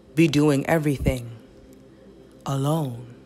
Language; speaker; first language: English; native; English